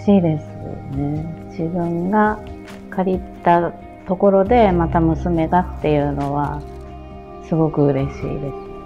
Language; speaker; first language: Japanese; native; Japanese